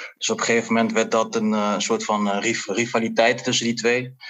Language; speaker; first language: Dutch; native; Dutch